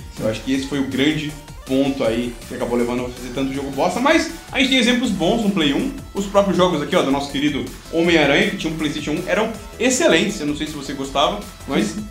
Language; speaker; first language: Portuguese; native; Portuguese